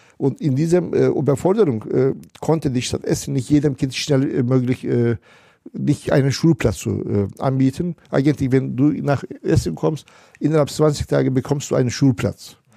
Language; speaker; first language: German; non-native, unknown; Turkish